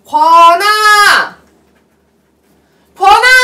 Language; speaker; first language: Korean; native; Korean